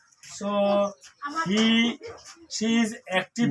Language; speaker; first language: English; non-native, local second language; Bangla